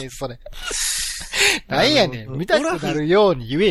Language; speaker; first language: Japanese; native; Japanese